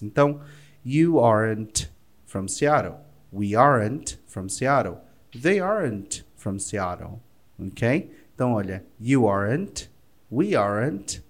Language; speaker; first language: English; non-native, fluent; Portuguese